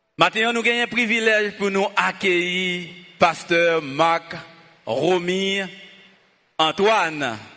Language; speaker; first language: French; non-native, local second language; Haitian Creole